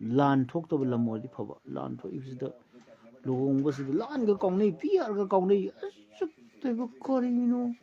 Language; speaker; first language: Manipuri; native; Manipuri